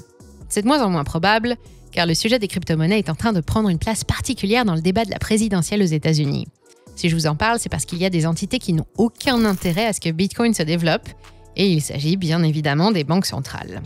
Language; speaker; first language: French; native; French